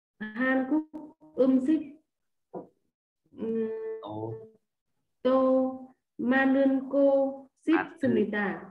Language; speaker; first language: Korean; non-native, learner; Vietnamese